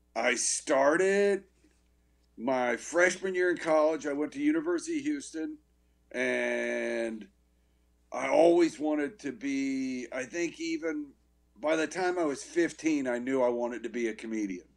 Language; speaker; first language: English; native; English